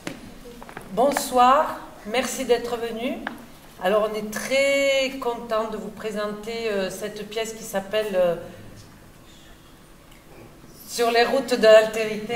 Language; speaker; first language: French; native; French